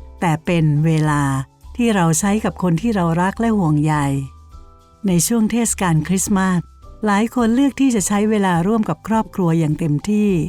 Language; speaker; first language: Thai; native; Thai